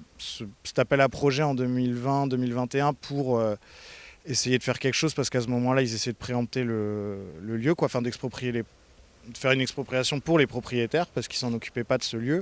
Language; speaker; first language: French; native; French